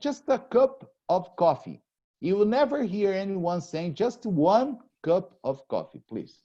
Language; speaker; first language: English; non-native, fluent; Portuguese